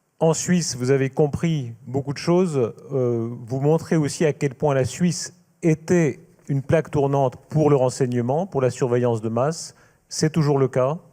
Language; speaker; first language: French; native; French